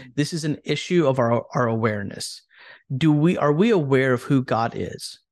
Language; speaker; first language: English; early bilingual, other home language; Hindi